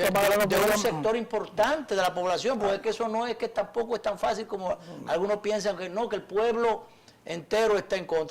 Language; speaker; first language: Spanish; native; Spanish